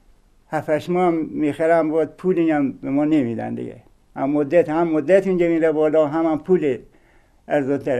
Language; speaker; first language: Persian; native; Persian